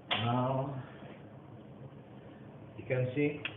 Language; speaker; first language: English; non-native, learner; Indonesian